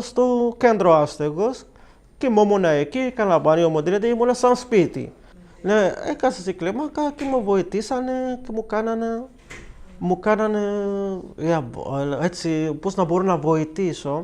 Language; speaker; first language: Greek; non-native, learner; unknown